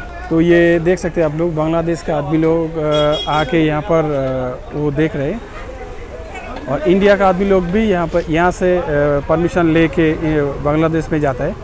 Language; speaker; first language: Hindi; non-native, local second language; Bangla